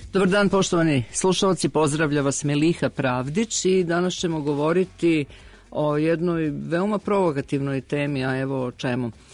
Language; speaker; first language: Serbian; native; Serbian